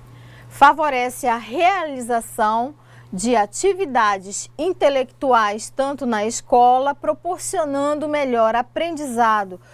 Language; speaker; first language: Portuguese; native; Portuguese